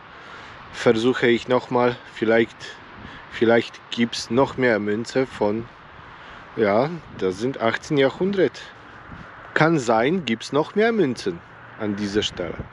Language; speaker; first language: German; non-native, learner; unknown